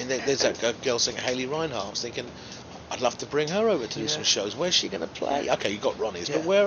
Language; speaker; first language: English; native; English